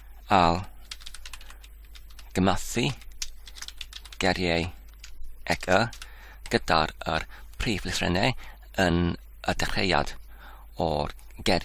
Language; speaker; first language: Welsh; non-native, fluent; English